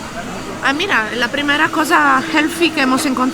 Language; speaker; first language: Spanish; non-native, local second language; Catalan